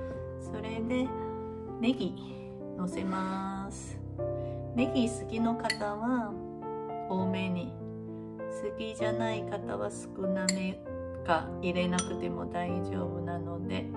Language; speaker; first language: Japanese; non-native, fluent; Chinese